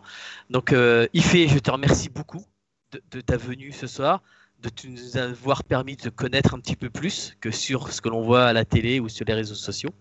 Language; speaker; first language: French; native; French